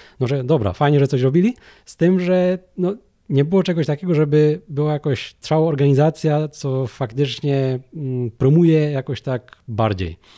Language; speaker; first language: Polish; native; Polish